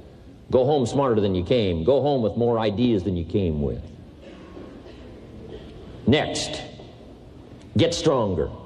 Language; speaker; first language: English; native; English